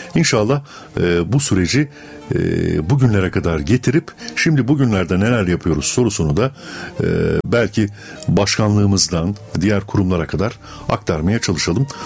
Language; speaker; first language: Turkish; native; Turkish